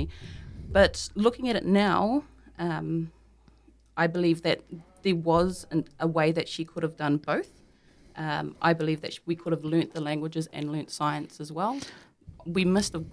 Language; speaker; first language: English; native; English